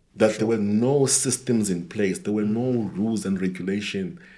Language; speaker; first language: English; non-native, local second language; Xhosa